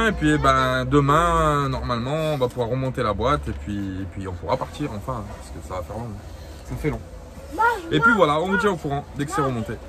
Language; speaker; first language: French; native; French